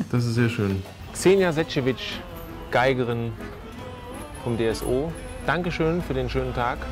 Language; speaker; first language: German; native; German